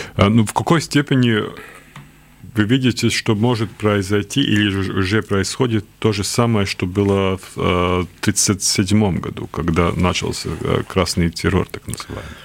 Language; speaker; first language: Russian; non-native, local second language; Latvian